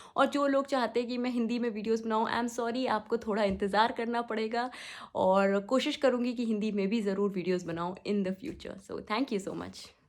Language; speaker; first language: Hindi; native; Hindi